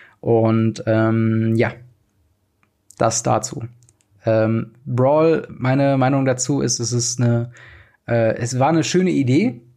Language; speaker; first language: German; native; German